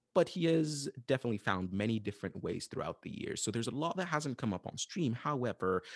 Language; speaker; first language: English; non-native, fluent; Arabic